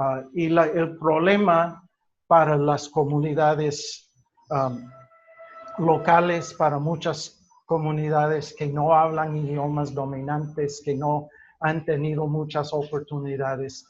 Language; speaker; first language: Spanish; non-native, fluent; English